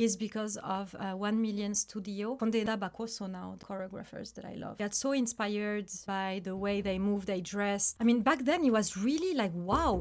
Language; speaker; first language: English; non-native, fluent; French